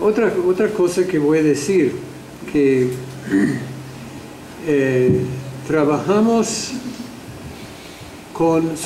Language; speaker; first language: Spanish; non-native, fluent; English